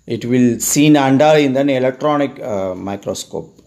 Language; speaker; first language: English; non-native, local second language; Tamil